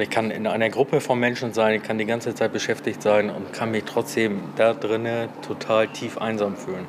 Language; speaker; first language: German; native; German